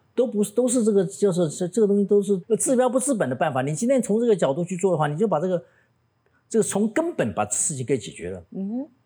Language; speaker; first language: Chinese; native; Chinese